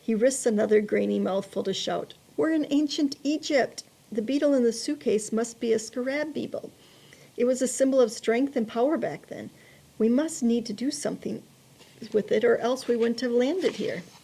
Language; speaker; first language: English; native; English